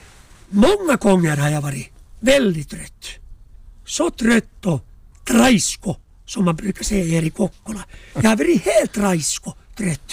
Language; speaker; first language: Swedish; non-native, local second language; Finnish